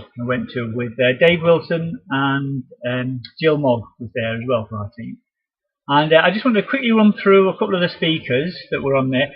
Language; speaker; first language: English; native; English